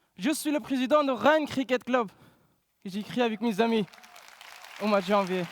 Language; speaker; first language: French; non-native, learner; Pashto